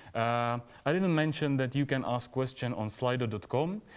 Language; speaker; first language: English; non-native, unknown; Czech